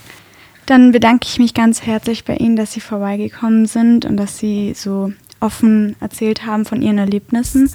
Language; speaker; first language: German; native; German